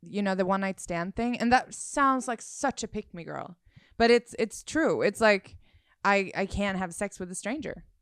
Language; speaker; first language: English; non-native, fluent; Swedish